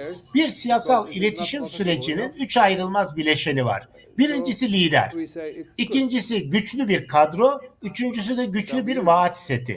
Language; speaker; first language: Turkish; native; Turkish